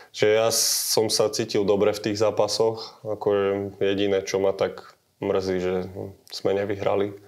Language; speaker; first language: Slovak; native; Slovak